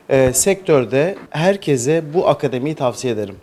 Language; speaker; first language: Turkish; native; Turkish